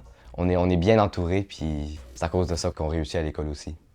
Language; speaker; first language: French; native; French